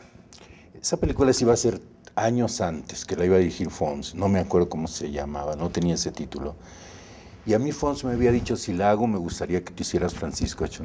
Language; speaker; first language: Spanish; native; Spanish